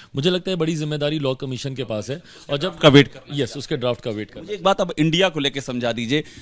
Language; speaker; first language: Hindi; native; Hindi